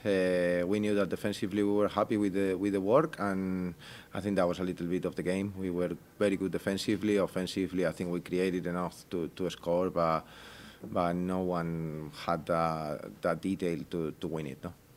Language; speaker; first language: English; non-native, fluent; Spanish